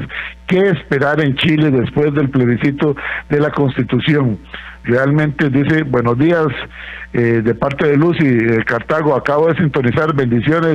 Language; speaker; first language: Spanish; native; Spanish